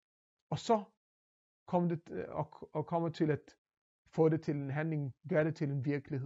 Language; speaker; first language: Danish; non-native, fluent; Hebrew